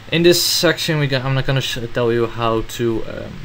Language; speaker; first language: English; non-native, fluent; Dutch